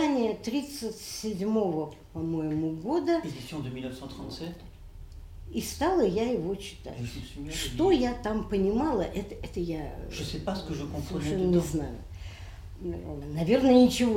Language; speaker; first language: Russian; native; Russian